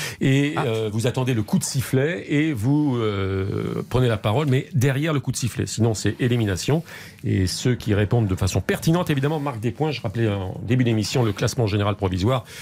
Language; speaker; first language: French; native; French